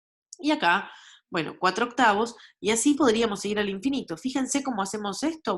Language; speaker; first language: Spanish; native; Spanish